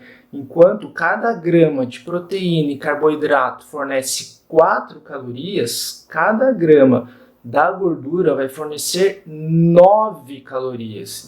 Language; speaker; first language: Portuguese; native; Portuguese